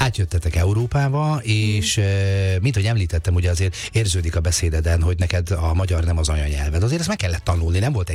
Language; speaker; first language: Hungarian; native; Hungarian